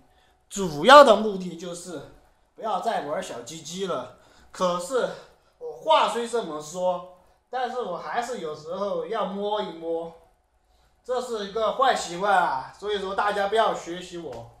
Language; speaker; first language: Chinese; native; Chinese